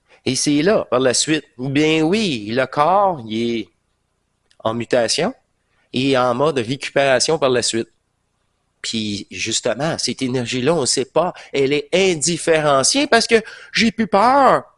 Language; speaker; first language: French; native; French